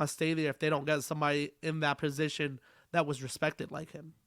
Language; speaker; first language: English; native; English